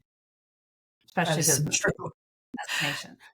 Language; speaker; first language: English; native; English